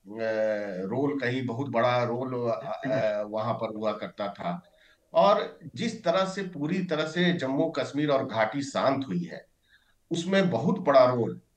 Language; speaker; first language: Hindi; native; Hindi